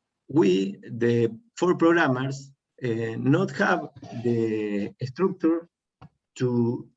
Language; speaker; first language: English; non-native, learner; Spanish